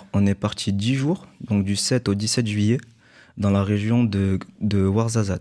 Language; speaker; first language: French; native; French